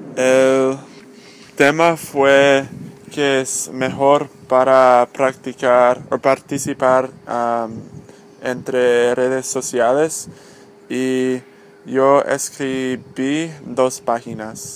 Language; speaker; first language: Spanish; non-native, learner; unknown